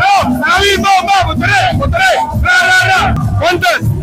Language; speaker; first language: Spanish; native; Spanish